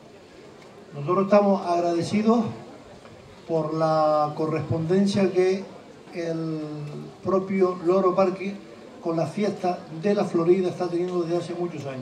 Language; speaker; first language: Spanish; native; Spanish